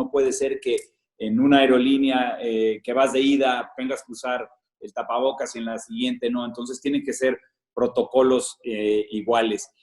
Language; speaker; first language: Spanish; native; Spanish